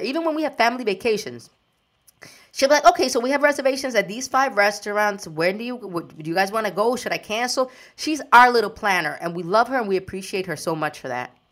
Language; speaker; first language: English; early bilingual, other home language; Spanish